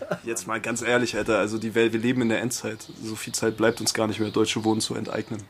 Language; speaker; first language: German; early bilingual, other home language; Spanish